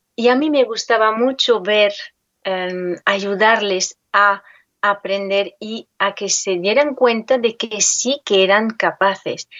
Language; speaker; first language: Spanish; non-native, fluent; French